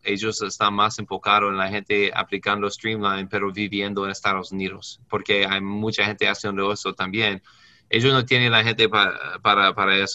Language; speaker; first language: Spanish; non-native, learner; English